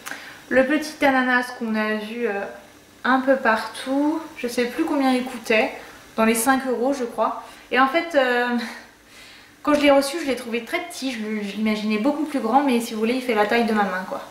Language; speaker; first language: French; native; French